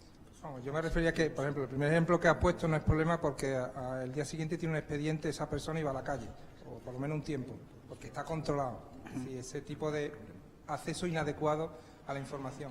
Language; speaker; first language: Spanish; native; Spanish